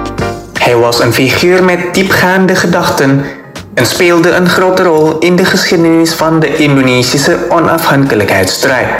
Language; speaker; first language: Dutch; non-native, fluent; Indonesian